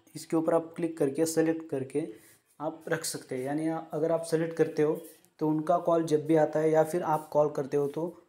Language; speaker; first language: Hindi; non-native, local second language; Marathi